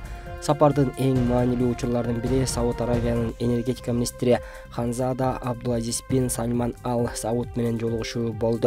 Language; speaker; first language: Kyrgyz; native; Kyrgyz